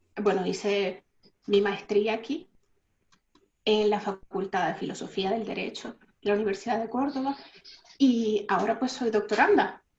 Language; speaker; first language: Spanish; native; Spanish